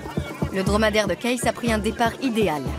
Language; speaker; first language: French; native; French